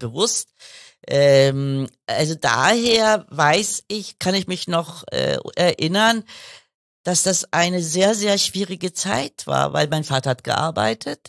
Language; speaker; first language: German; early bilingual, other home language; Kurdish